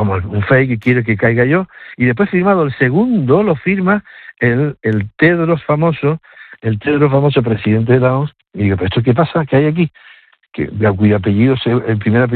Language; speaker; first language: Spanish; native; Spanish